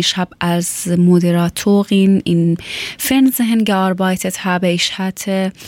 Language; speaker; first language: German; non-native, learner; Persian